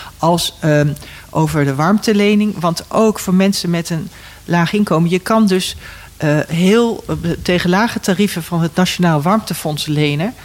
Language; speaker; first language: Dutch; native; Dutch